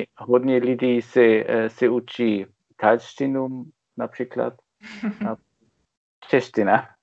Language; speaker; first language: Czech; non-native, learner; German